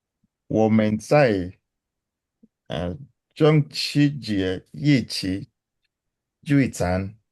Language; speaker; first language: Chinese; non-native, learner; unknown